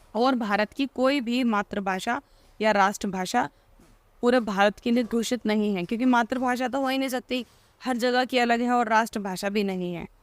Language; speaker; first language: Hindi; native; Hindi